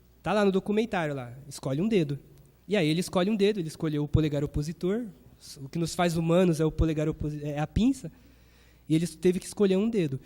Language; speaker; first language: Portuguese; native; Portuguese